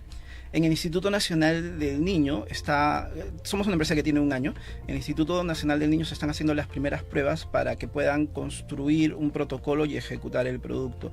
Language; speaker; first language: Spanish; native; Spanish